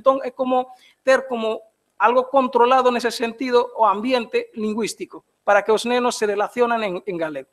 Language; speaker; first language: Galician; non-native, fluent; Bangla